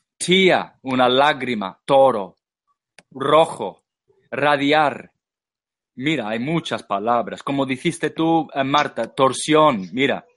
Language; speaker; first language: Spanish; non-native, fluent; English